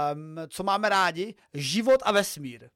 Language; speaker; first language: Czech; native; Czech